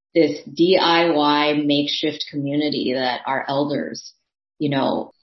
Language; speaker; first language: English; early bilingual, other home language; Thai